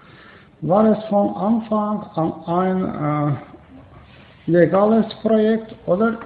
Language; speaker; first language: German; non-native, learner; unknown